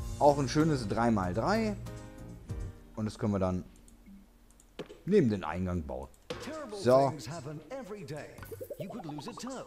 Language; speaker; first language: German; native; German